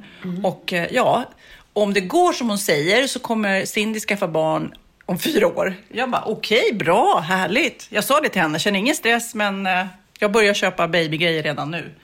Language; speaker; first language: Swedish; native; Swedish